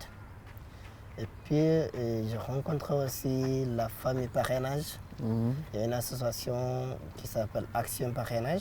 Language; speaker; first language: French; non-native, fluent; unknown